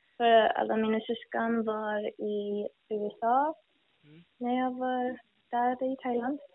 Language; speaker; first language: Swedish; non-native, fluent; English